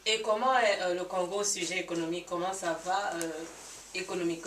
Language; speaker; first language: French; non-native, learner; English